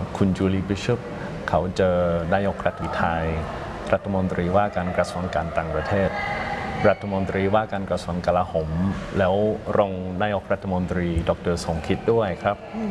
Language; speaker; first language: Thai; non-native, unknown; English